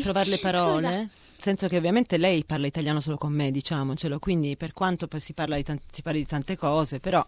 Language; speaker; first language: Italian; native; Italian